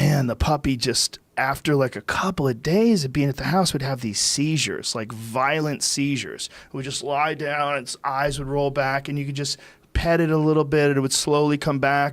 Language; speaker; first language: English; native; English